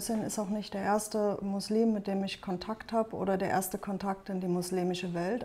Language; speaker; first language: German; native; German